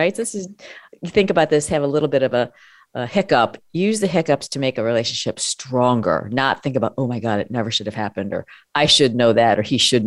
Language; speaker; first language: English; native; English